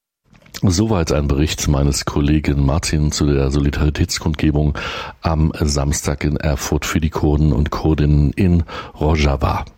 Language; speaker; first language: German; native; German